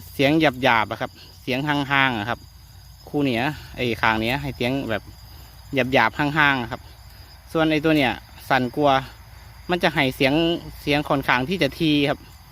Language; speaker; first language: Thai; native; Thai